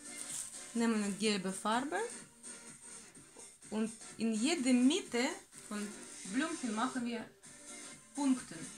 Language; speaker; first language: German; non-native, learner; Russian